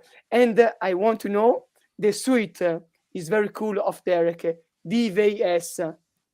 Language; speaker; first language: English; non-native, learner; Italian